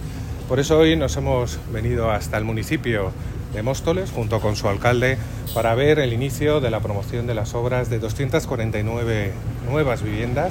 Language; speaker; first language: Spanish; native; Spanish